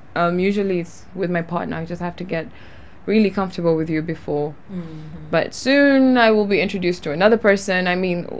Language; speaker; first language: English; non-native, local second language; Ganda